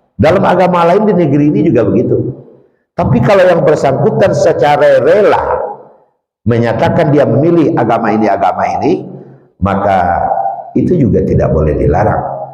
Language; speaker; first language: Malay; non-native, local second language; Minangkabau